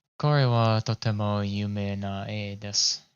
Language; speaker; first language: Japanese; non-native, learner; English